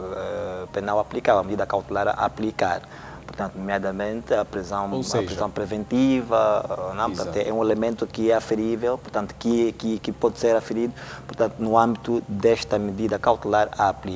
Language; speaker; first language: Portuguese; native; Portuguese